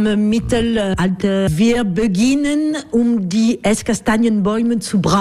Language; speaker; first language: German; non-native, learner; French